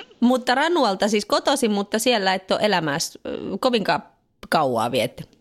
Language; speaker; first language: Finnish; native; Finnish